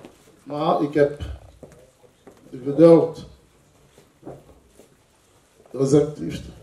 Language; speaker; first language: Dutch; non-native, learner; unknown